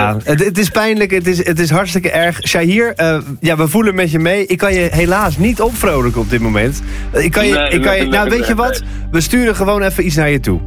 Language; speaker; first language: Dutch; native; Dutch